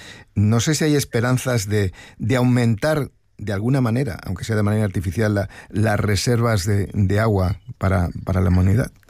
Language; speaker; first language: Spanish; native; Spanish